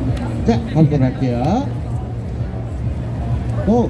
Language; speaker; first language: Korean; native; Korean